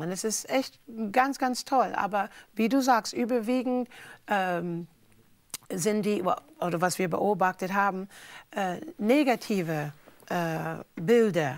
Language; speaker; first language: German; non-native, fluent; English